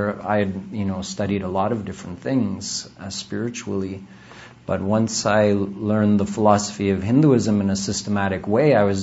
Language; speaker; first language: English; native; English